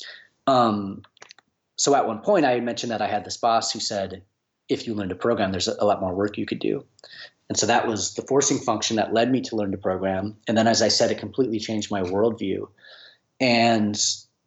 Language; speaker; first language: English; native; English